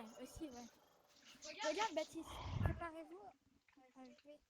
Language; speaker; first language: French; native; French